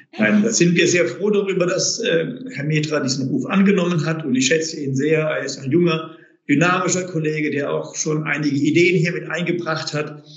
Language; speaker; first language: German; native; German